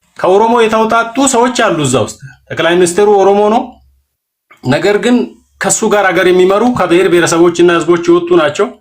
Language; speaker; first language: Amharic; non-native, local second language; Oromo